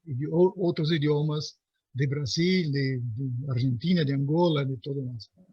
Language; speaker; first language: Spanish; non-native, fluent; Portuguese